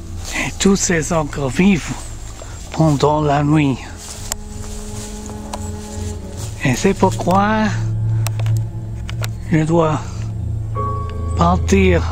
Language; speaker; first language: French; non-native, learner; English